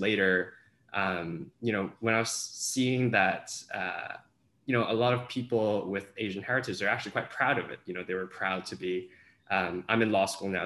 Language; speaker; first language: English; non-native, local second language; Cantonese